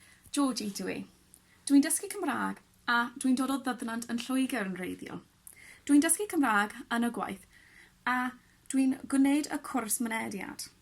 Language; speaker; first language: Welsh; non-native, learner; English